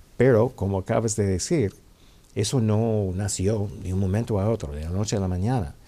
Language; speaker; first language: Spanish; non-native, fluent; English